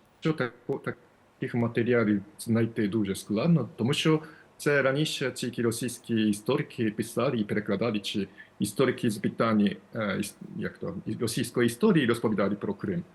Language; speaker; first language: Ukrainian; non-native, fluent; Japanese